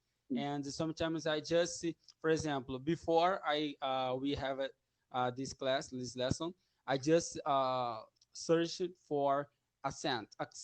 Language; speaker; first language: English; non-native, learner; Portuguese